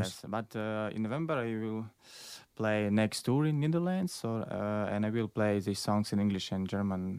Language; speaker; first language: English; non-native, learner; Belarusian